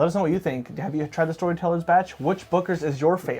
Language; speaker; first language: English; native; English